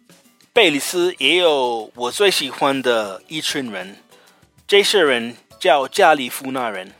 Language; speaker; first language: Chinese; non-native, fluent; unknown